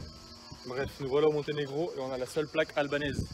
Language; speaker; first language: French; native; French